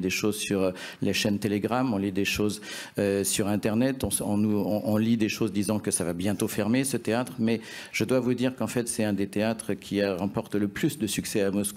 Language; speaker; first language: French; native; French